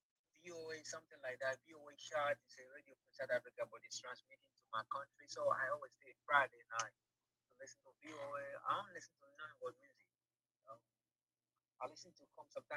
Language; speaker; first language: English; non-native, local second language; Igbo